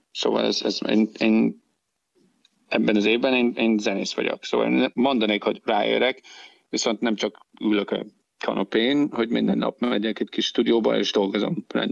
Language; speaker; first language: Hungarian; non-native, fluent; English